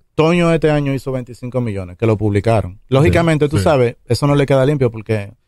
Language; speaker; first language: Spanish; native; Spanish